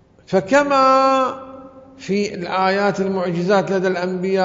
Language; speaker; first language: Arabic; native; Arabic